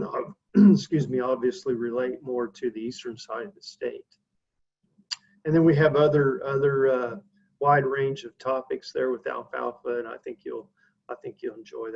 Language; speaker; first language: English; native; English